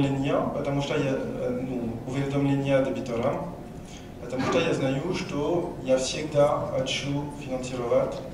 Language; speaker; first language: Russian; non-native, learner; French